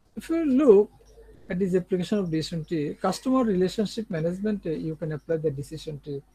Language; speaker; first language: English; non-native, local second language; Bangla